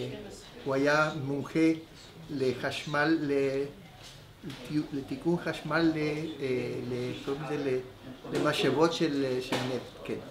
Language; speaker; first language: Hebrew; early bilingual, other home language; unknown